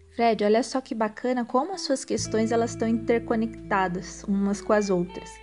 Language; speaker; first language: Portuguese; native; Portuguese